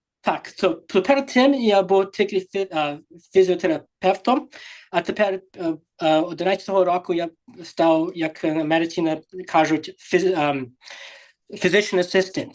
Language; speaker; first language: Ukrainian; early bilingual, heritage; English